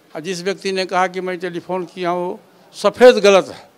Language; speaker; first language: Hindi; native; Hindi